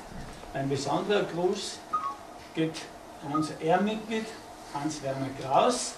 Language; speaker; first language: German; native; German